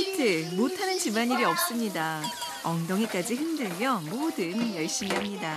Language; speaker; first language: Korean; native; Korean